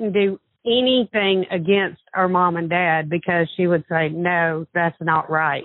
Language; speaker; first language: English; native; English